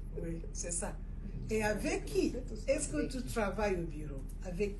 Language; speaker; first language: French; non-native, fluent; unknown